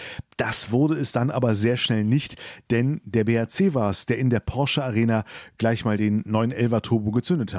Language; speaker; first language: German; native; German